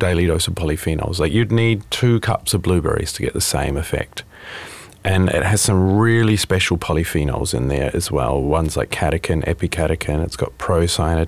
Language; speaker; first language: English; native; English